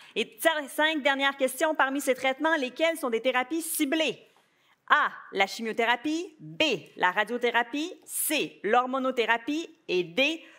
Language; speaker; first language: French; native; French